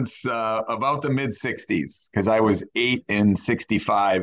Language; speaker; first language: English; native; English